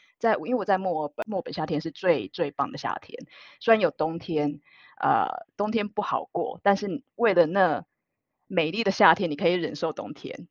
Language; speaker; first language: Chinese; native; Chinese